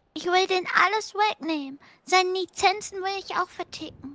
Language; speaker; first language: German; native; German